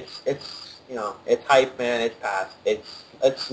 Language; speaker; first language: English; native; English